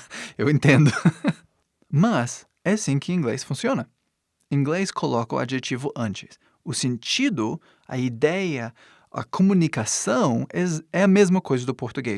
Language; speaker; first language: Portuguese; non-native, fluent; English